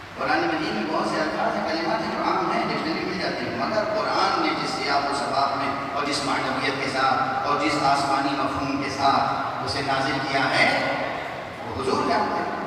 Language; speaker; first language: Urdu; native; Urdu